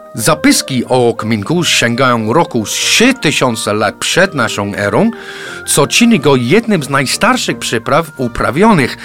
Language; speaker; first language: Polish; non-native, fluent; English